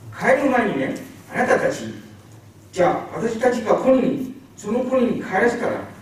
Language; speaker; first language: Japanese; non-native, fluent; Burmese